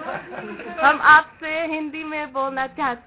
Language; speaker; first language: Hindi; non-native, learner; Dutch